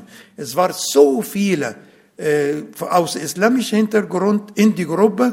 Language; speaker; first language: German; non-native, learner; Arabic